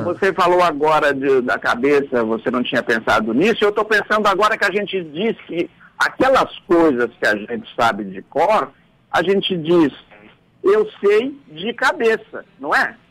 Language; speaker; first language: Portuguese; native; Portuguese